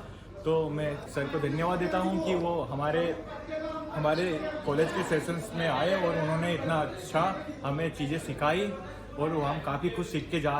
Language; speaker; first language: Hindi; native; Hindi